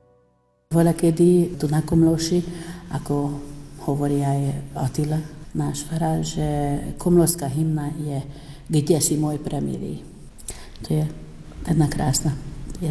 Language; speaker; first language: Slovak; early bilingual, heritage; Slovak